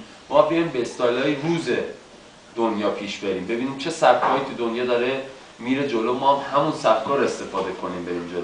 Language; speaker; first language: Persian; native; Persian